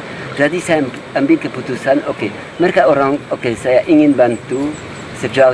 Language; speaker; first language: Indonesian; non-native, fluent; French